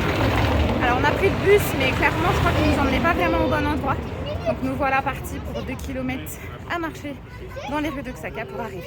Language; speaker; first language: French; native; French